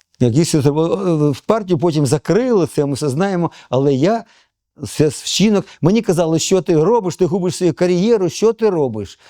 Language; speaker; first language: Ukrainian; non-native, local second language; Russian